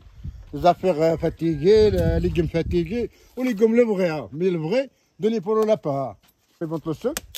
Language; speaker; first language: French; non-native, learner; Arabic